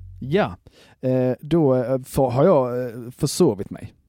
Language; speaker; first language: Swedish; native; Swedish